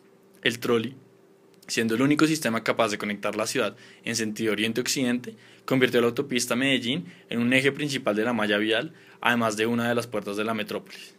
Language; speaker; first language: Spanish; native; Spanish